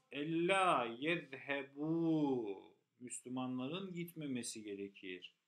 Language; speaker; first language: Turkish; native; Turkish